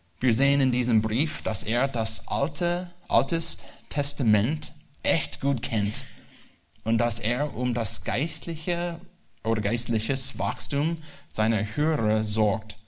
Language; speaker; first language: German; non-native, learner; English